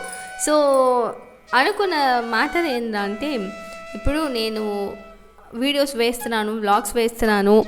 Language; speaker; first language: Telugu; non-native, learner; Tamil